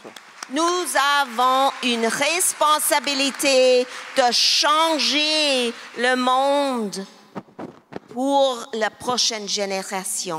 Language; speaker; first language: French; non-native, local second language; English